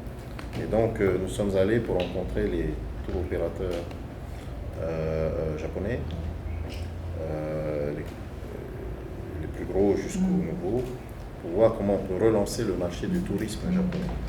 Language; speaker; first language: French; native; French